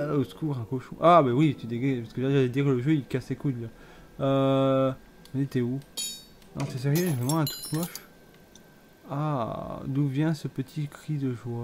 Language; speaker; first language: French; native; French